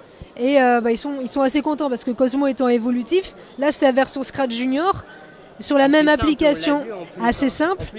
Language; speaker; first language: French; native; French